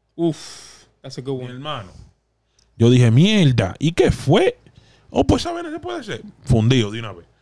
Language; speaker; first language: Spanish; native; Spanish